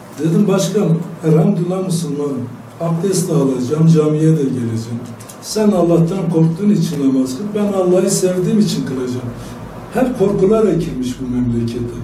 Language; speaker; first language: Turkish; non-native, local second language; Kurdish